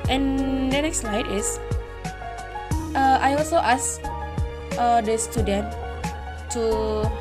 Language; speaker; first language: English; non-native, learner; Indonesian